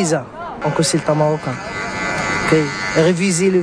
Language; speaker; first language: French; non-native, learner; Arabic